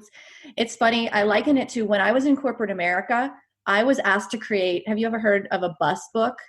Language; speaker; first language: English; native; English